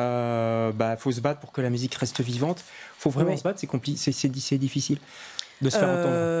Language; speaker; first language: French; native; French